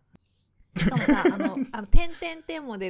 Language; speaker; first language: Japanese; native; Japanese